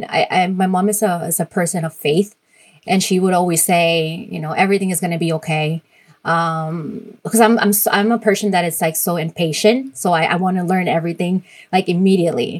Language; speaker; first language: English; non-native, fluent; Spanish